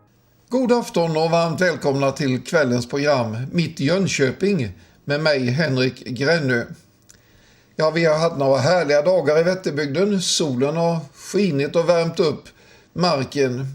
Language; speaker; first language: Swedish; native; Swedish